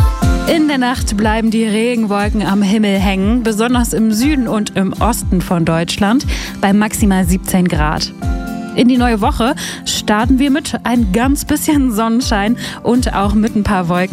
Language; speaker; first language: German; native; German